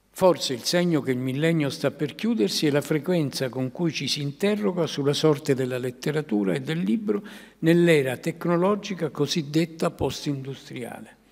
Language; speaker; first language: Italian; native; Italian